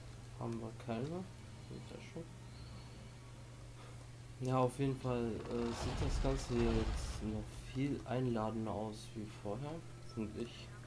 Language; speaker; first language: German; native; German